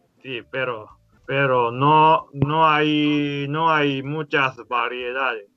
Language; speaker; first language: Spanish; non-native, learner; Japanese